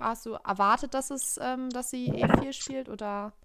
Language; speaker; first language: German; native; German